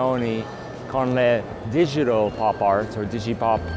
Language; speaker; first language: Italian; non-native, learner; English